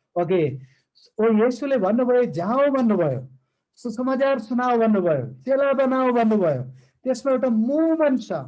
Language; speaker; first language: Nepali; non-native, fluent; Malayalam